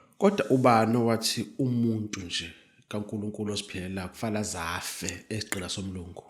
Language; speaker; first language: Zulu; native; Zulu